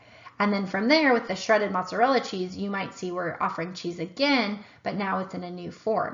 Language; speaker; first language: English; native; English